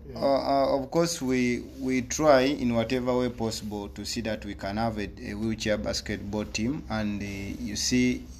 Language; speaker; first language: English; non-native, local second language; Ganda